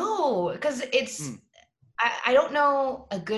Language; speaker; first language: English; native; English